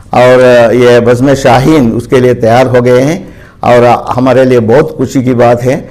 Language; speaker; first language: Urdu; non-native, local second language; Malayalam